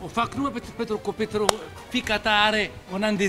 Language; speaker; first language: Romanian; non-native, learner; Arabic